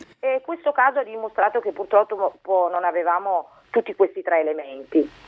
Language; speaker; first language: Italian; early bilingual, other home language; Arabic